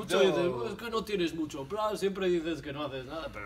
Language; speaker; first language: Spanish; native; Spanish